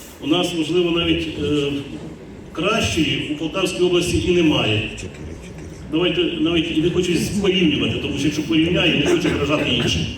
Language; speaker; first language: Ukrainian; native; Ukrainian